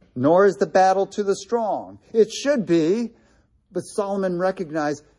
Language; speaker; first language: English; native; English